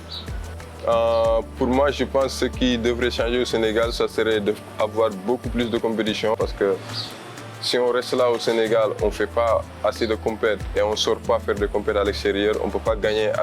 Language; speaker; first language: French; non-native, local second language; Wolof